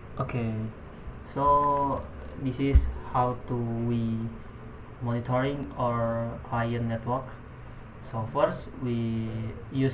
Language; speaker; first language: English; non-native, learner; Indonesian